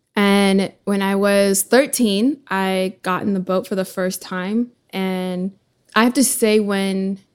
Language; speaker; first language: English; early bilingual, other home language; Russian